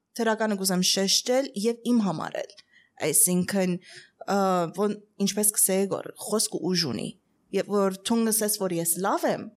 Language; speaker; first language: Armenian; early bilingual, heritage; Armenian